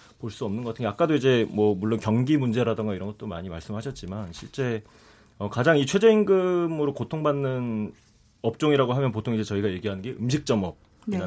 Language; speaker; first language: Korean; native; Korean